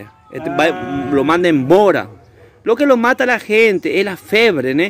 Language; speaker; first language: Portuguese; non-native, learner; Spanish